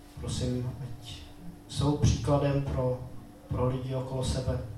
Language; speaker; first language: Czech; native; Czech